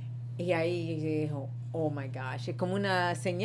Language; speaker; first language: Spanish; early bilingual, heritage; Spanish